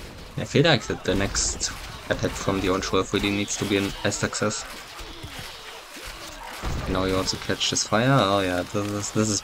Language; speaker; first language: English; non-native, fluent; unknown